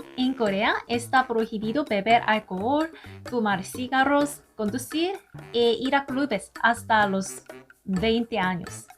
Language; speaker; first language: Spanish; non-native, learner; Korean